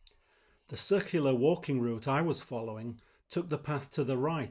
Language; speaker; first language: English; native; English